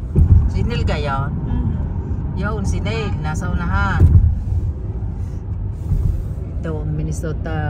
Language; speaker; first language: Filipino; native; Filipino